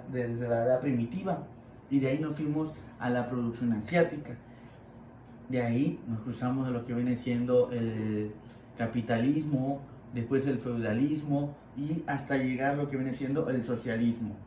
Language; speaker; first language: Spanish; native; Spanish